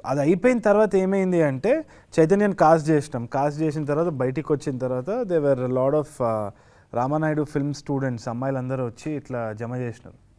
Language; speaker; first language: Telugu; native; Telugu